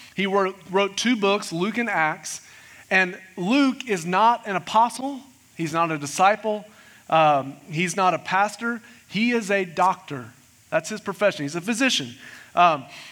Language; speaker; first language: English; native; English